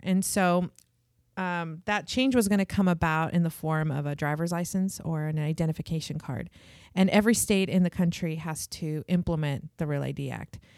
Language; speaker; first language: English; early bilingual, other home language; Spanish